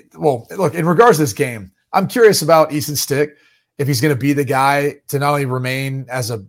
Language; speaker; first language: English; native; English